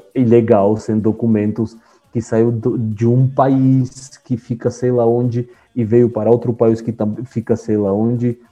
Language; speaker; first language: Portuguese; non-native, fluent; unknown